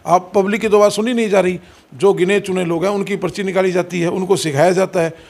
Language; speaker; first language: Hindi; native; Hindi